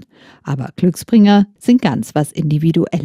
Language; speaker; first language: German; native; German